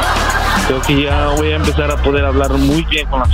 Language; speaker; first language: Spanish; early bilingual, heritage; Spanish